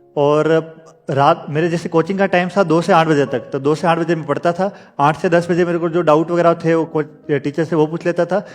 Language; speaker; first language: Hindi; native; Hindi